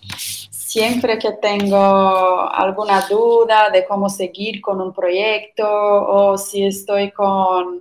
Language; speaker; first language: Spanish; non-native, fluent; Portuguese